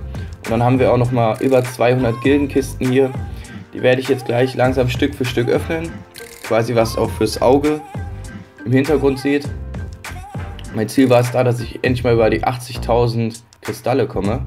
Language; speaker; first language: German; native; German